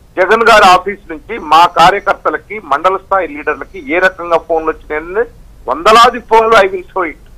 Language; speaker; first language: Telugu; native; Telugu